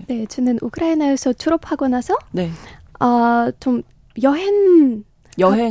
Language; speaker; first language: Korean; non-native, learner; Ukrainian